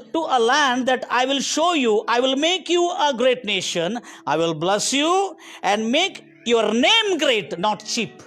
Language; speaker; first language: English; non-native, local second language; Kannada